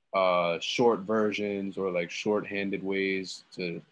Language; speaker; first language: English; native; English